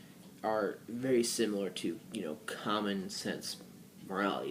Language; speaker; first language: English; native; English